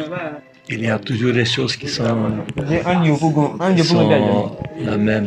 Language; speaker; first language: French; non-native, fluent; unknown